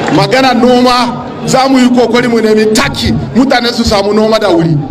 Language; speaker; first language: Hausa; non-native, local second language; Kanuri